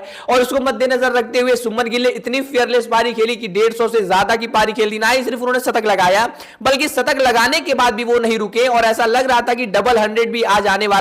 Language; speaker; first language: Hindi; native; Hindi